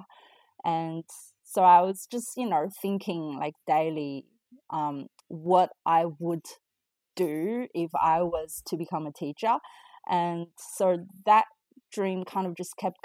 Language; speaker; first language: English; non-native, fluent; Chinese